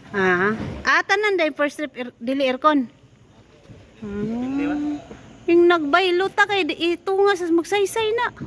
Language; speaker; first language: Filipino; non-native, local second language; Cebuano